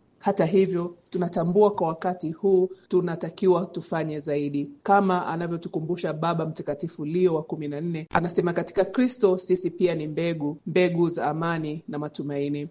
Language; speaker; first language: Swahili; native; Swahili